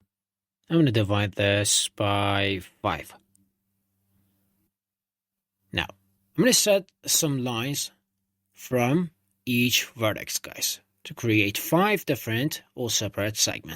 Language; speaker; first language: English; non-native, fluent; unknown